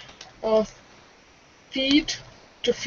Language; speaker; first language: English; non-native, learner; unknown